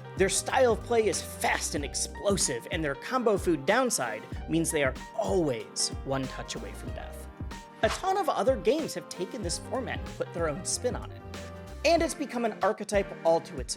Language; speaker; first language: English; native; English